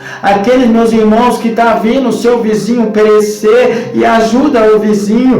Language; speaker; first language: Portuguese; native; Portuguese